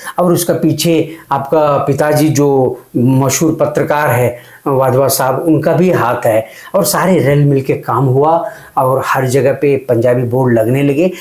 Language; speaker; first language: Hindi; non-native, local second language; Kannada